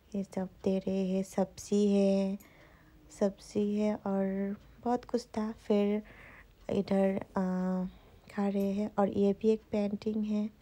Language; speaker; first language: Hindi; non-native, local second language; Assamese